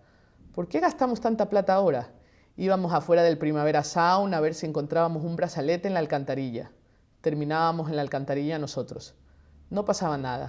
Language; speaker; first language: Spanish; native; Spanish